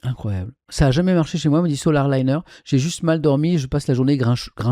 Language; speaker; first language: French; native; French